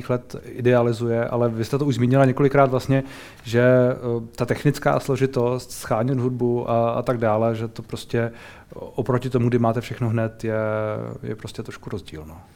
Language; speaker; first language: Czech; native; Czech